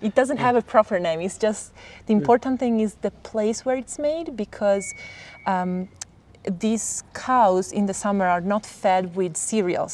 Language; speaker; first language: English; non-native, fluent; Italian